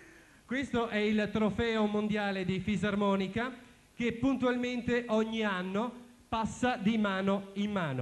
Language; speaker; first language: Italian; native; Italian